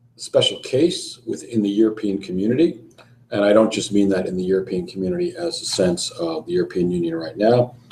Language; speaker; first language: English; native; English